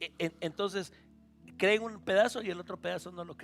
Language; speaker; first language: Spanish; native; Spanish